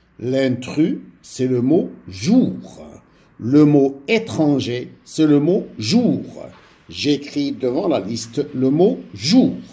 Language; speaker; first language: French; non-native, local second language; Arabic